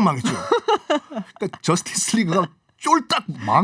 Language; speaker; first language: Korean; native; Korean